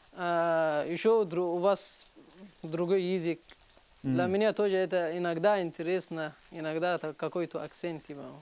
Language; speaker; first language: Russian; non-native, learner; Arabic